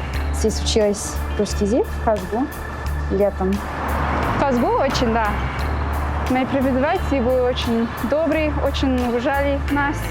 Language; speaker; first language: Russian; non-native, fluent; English